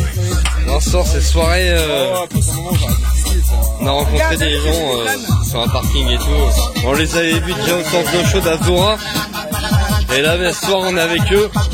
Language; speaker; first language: French; native; French